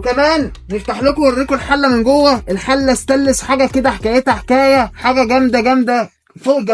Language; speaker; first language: Arabic; native; Arabic